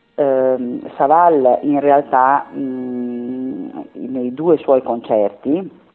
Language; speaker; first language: Italian; native; Italian